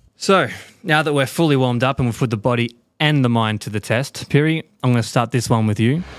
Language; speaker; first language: English; native; English